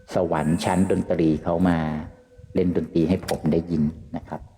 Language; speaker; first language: Thai; native; Thai